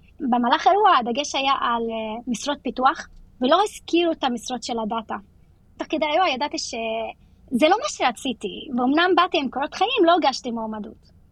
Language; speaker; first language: Hebrew; non-native, local second language; Arabic